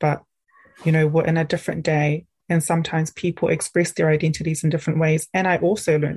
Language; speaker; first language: English; native; English